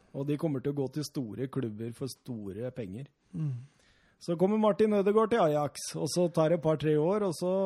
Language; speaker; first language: Norwegian; native; Norwegian